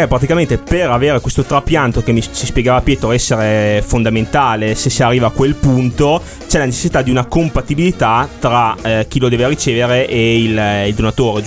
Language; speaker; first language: Italian; native; Italian